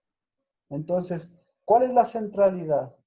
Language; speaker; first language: Spanish; native; Spanish